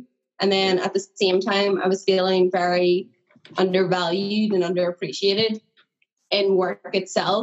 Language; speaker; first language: English; native; English